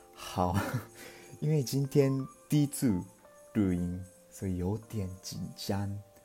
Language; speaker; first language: Chinese; non-native, fluent; Japanese